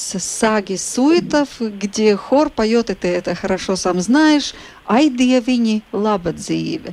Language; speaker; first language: Russian; native; Russian